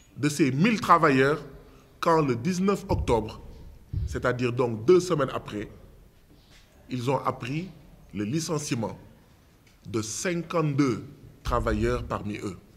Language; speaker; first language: French; non-native, local second language; Wolof